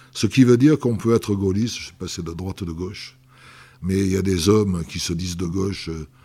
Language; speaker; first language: French; native; French